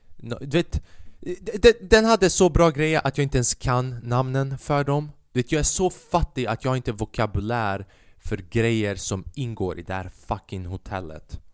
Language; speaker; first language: Swedish; early bilingual, other home language; Albanian